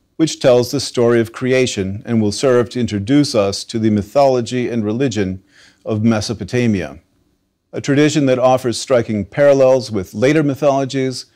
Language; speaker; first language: English; native; English